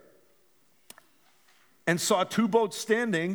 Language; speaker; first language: English; native; English